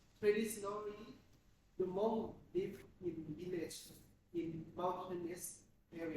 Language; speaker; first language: English; non-native, learner; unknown